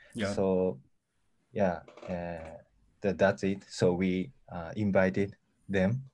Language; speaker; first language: English; non-native, learner; Japanese